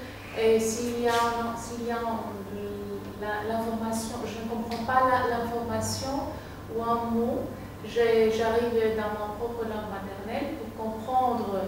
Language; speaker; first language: French; non-native, fluent; Greek